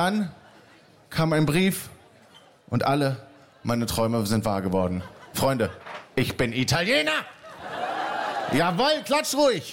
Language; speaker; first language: German; native; German